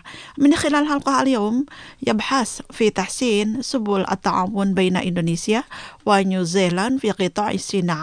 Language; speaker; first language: Arabic; non-native, fluent; Indonesian